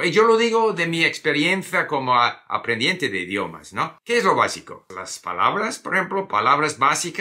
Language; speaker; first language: Spanish; non-native, fluent; English